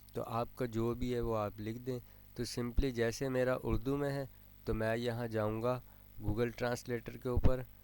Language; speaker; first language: Urdu; native; Urdu